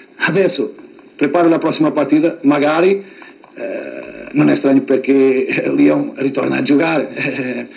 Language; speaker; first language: Italian; non-native, fluent; Portuguese